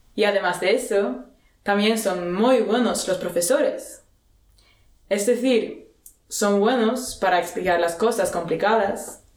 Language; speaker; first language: Spanish; non-native, fluent; Swedish